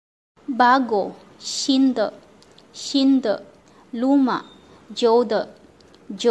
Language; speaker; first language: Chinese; non-native, learner; Filipino